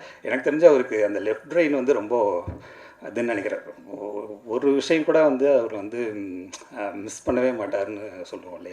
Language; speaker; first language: Tamil; native; Tamil